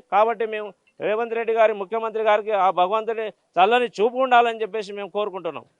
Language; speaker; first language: Telugu; non-native, local second language; Lambadi